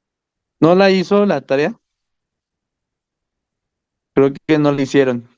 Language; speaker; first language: Spanish; native; Spanish